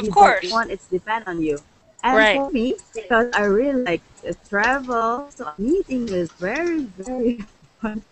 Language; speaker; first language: English; non-native, learner; Indonesian